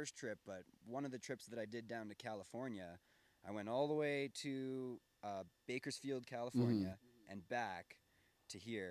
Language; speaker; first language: English; native; English